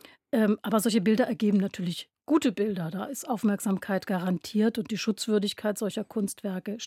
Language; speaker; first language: German; native; German